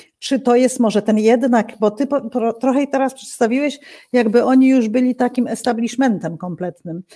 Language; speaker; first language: Polish; native; Polish